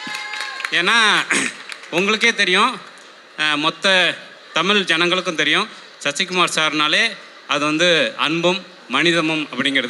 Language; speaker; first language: Tamil; native; Tamil